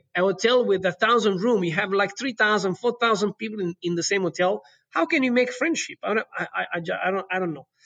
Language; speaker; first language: English; non-native, fluent; Italian